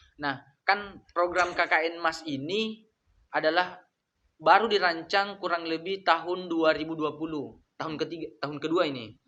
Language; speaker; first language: Indonesian; non-native, local second language; Buginese